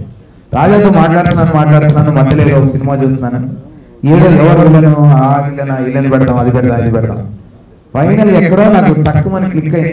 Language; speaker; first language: Telugu; native; Telugu